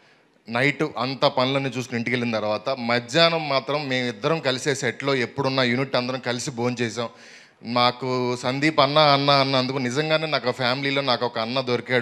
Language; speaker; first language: Telugu; native; Telugu